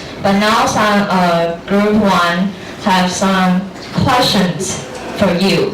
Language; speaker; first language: English; non-native, learner; Chinese